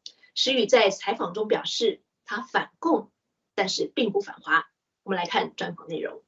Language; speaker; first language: Chinese; native; Chinese